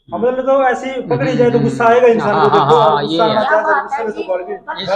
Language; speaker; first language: Hindi; native; Hindi